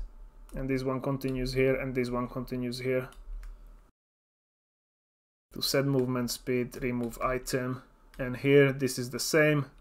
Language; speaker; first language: English; non-native, fluent; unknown